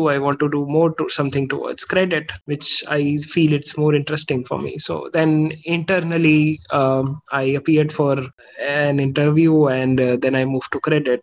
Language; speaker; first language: English; non-native, local second language; Hindi